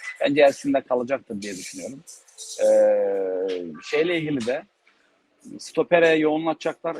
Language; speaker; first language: Turkish; native; Turkish